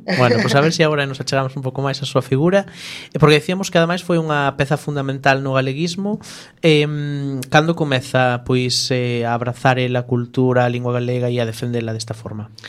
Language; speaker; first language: Galician; non-native, local second language; Spanish